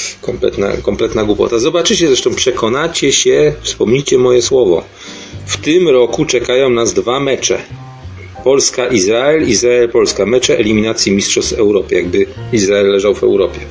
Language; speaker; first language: Polish; native; Polish